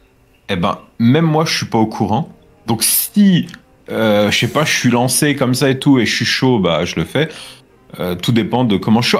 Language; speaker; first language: French; native; French